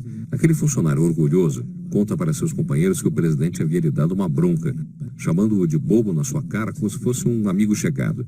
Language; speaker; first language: Portuguese; native; Portuguese